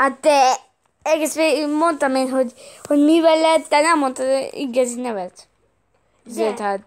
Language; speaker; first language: Hungarian; early bilingual, heritage; Hungarian